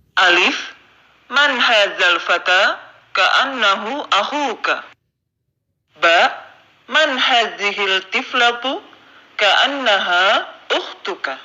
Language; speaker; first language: Arabic; non-native, fluent; Indonesian